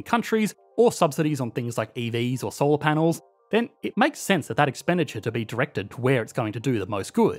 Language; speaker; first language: English; native; English